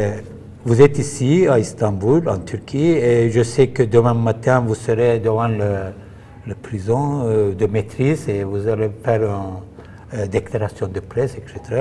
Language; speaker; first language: French; non-native, fluent; Turkish